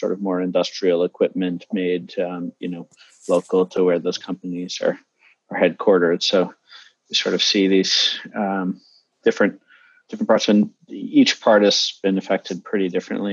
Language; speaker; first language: English; native; English